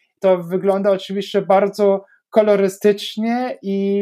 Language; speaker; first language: Polish; non-native, fluent; German